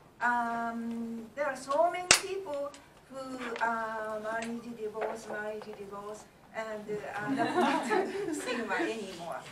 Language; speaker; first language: English; non-native, learner; Japanese